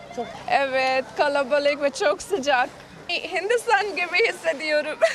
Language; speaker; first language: Turkish; non-native, learner; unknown